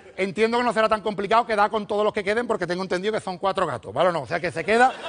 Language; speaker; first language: Spanish; native; Spanish